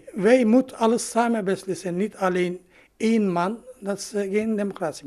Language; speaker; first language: Dutch; non-native, learner; Turkish